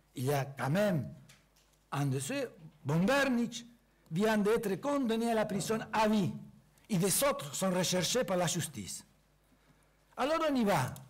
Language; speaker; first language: French; non-native, fluent; Spanish